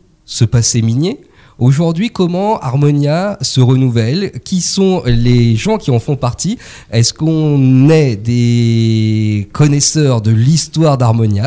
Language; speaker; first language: French; native; French